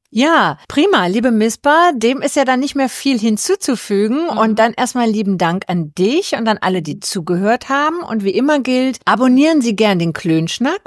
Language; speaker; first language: German; native; German